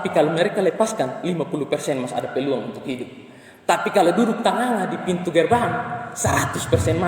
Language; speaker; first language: Indonesian; non-native, local second language; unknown